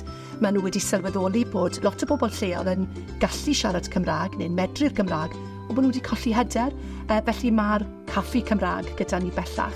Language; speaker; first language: Welsh; native; Welsh